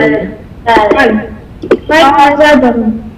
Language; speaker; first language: Persian; early bilingual, heritage; Persian